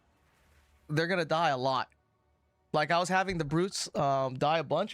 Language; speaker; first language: English; native; English